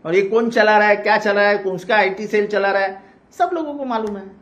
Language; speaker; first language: Hindi; non-native, local second language; Marathi